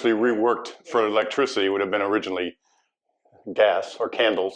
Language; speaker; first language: English; native; English